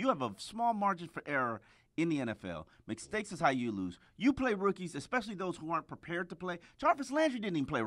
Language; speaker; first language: English; native; English